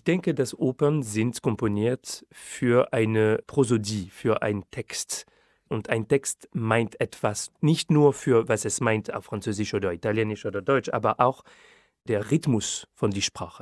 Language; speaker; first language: German; non-native, fluent; French